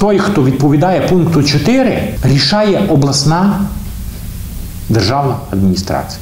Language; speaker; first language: Ukrainian; native; Ukrainian